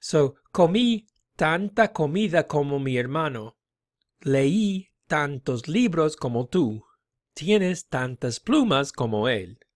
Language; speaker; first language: Spanish; non-native, fluent; English